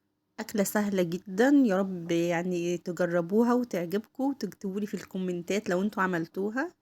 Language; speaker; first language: Arabic; native; Arabic